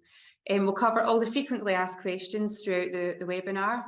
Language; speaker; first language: English; native; English